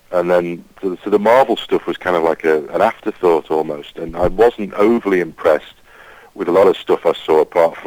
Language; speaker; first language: English; native; English